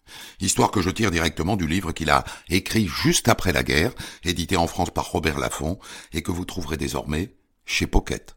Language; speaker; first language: French; native; French